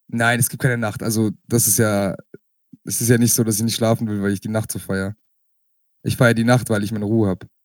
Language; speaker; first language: German; native; German